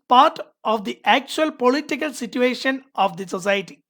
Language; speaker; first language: English; non-native, local second language; Malayalam